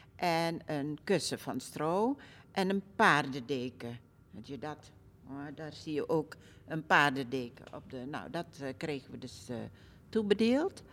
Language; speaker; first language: Dutch; early bilingual, other home language; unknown